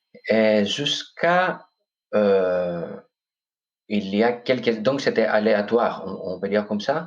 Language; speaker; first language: French; non-native, fluent; Greek